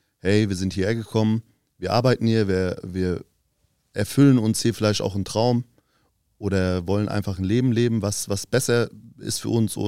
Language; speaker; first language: German; early bilingual, other home language; Turkish